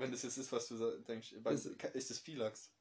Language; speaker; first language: German; native; German